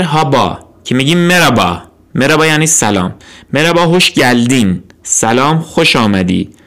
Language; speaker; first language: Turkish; non-native, fluent; Persian